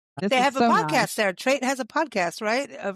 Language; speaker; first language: English; native; English